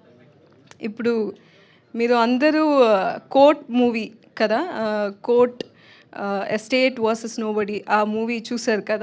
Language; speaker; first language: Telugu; non-native, learner; Tamil